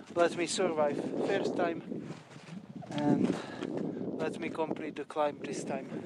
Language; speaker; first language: English; non-native, fluent; Czech